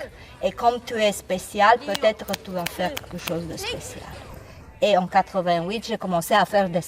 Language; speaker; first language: French; non-native, fluent; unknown